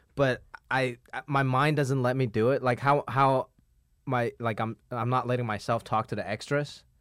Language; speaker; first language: English; non-native, local second language; Cantonese